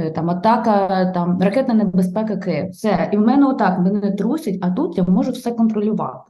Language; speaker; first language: Ukrainian; non-native, local second language; Russian